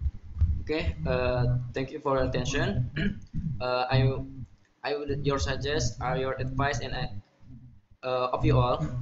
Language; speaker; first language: English; non-native, learner; Indonesian